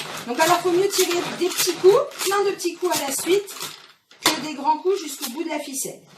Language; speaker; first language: French; native; French